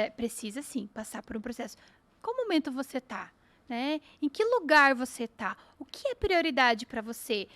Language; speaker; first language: Portuguese; native; Portuguese